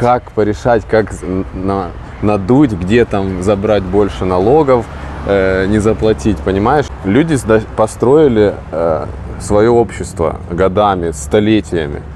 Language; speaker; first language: Russian; native; Russian